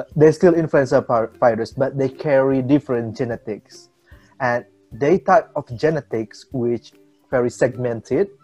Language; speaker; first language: English; non-native, fluent; Indonesian